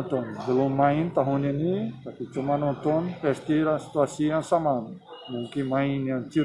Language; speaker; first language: Indonesian; non-native, fluent; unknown